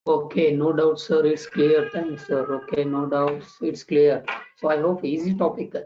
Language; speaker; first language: English; non-native, local second language; Kannada